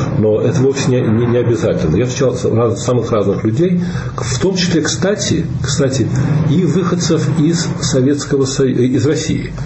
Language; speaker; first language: Russian; native; Russian